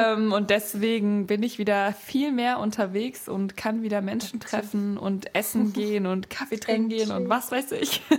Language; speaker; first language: German; native; German